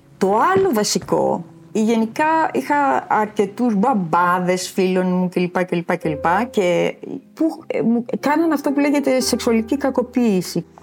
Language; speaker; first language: Greek; native; Greek